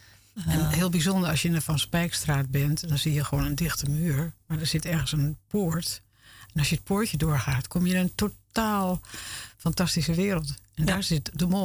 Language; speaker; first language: Dutch; native; Dutch